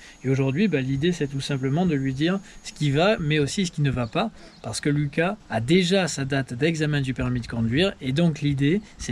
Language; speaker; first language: French; native; French